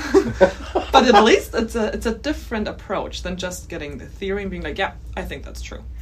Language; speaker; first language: English; non-native, fluent; German